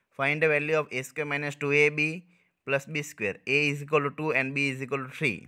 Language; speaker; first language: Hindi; non-native, local second language; Gujarati